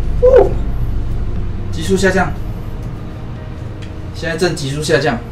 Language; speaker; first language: Chinese; native; Chinese